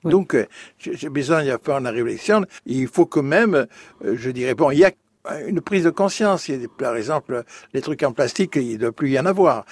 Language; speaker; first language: French; native; French